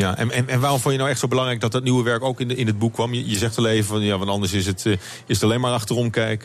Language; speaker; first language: Dutch; native; Dutch